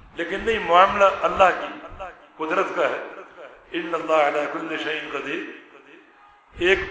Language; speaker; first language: Urdu; native; Urdu